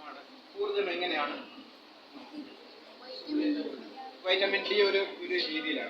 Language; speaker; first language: Malayalam; native; Malayalam